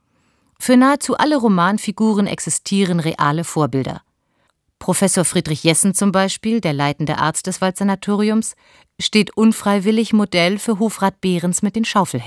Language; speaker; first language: German; native; German